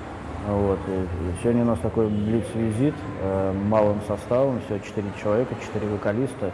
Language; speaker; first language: Russian; native; Russian